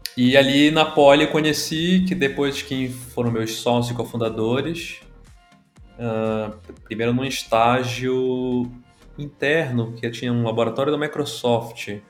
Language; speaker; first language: Portuguese; native; Portuguese